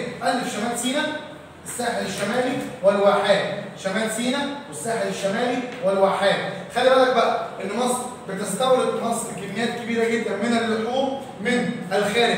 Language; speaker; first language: Arabic; native; Arabic